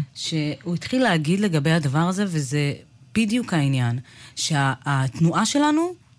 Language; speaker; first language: Hebrew; early bilingual, other home language; Amharic